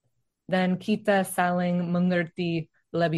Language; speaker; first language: Indonesian; non-native, learner; English